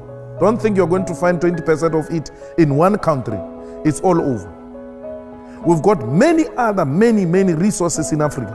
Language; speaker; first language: English; non-native, local second language; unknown